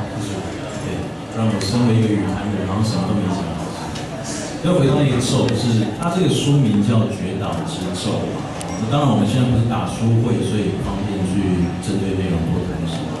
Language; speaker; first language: Chinese; native; Chinese